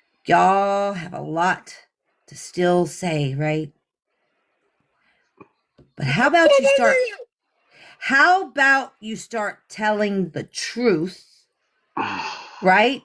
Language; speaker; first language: English; native; English